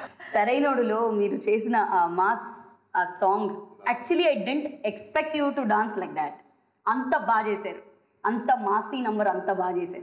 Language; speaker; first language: Telugu; native; Telugu